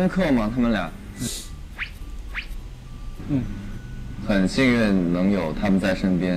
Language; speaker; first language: Chinese; native; Chinese